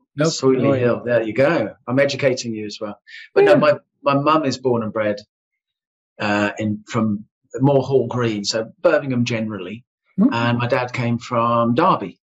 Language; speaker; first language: English; native; English